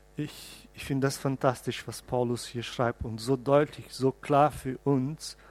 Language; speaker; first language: German; non-native, fluent; Portuguese